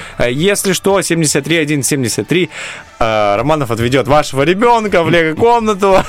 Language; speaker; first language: Russian; non-native, local second language; Romanian